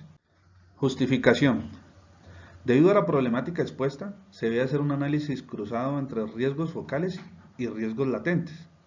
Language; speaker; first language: Spanish; native; Spanish